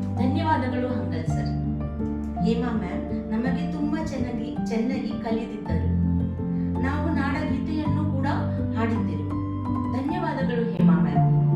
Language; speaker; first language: Kannada; non-native, learner; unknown